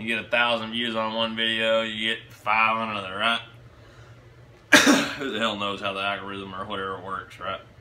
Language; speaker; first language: English; native; English